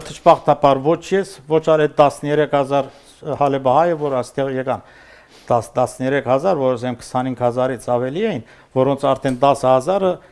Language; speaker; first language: Armenian; early bilingual, heritage; Armenian